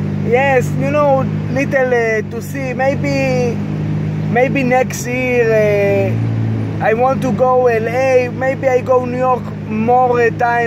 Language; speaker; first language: English; non-native, learner; Hebrew